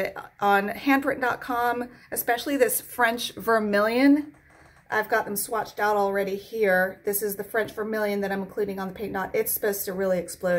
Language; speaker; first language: English; native; English